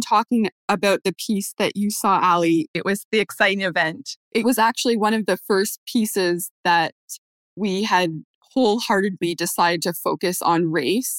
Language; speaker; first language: English; native; English